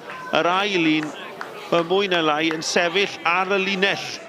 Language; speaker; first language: Welsh; native; Welsh